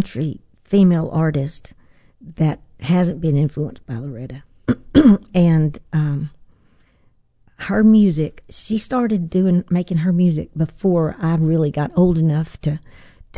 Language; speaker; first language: English; native; English